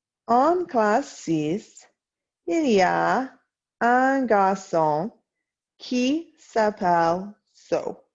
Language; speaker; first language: French; non-native, fluent; English